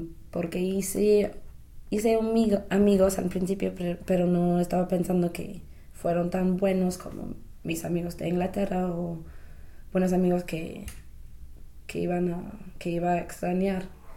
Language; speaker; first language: Spanish; non-native, fluent; English